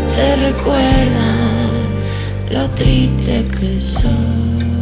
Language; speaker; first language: Spanish; native; Spanish